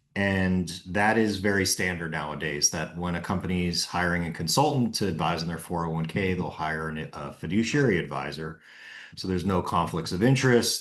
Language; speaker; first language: English; native; English